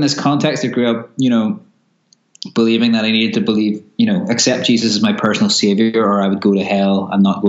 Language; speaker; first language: English; native; English